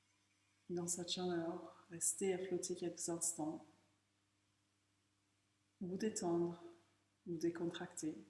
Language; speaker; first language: French; native; French